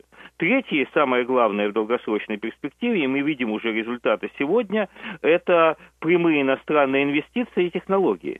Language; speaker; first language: Russian; native; Russian